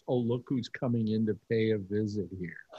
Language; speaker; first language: English; native; English